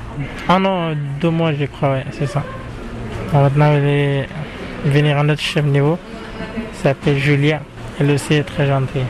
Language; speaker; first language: French; non-native, learner; Pashto